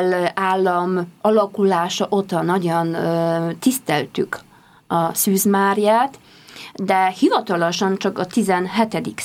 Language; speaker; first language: Hungarian; non-native, fluent; Polish